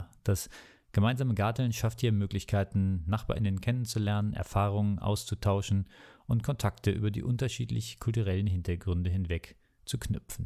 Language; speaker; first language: German; native; German